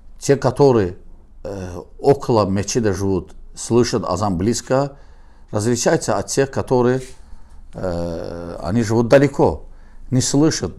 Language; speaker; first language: Russian; non-native, learner; Azerbaijani